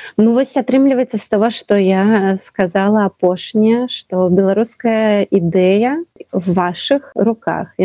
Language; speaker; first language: Belarusian; non-native, local second language; Russian